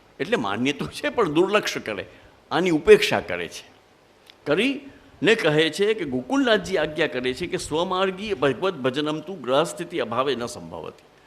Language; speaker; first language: Gujarati; non-native, local second language; Hindi